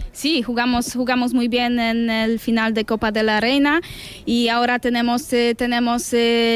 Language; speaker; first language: Spanish; non-native, learner; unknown